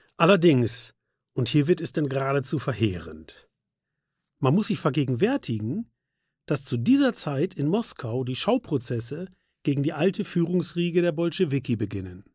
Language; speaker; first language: German; native; German